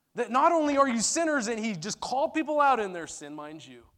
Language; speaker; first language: English; early bilingual, other home language; Turkish